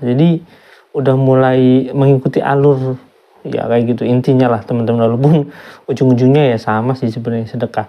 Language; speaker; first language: Indonesian; native; Indonesian